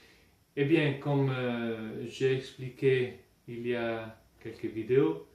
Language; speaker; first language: French; non-native, fluent; Italian